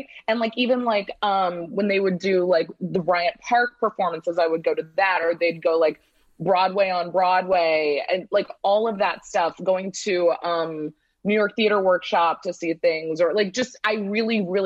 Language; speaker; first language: English; native; English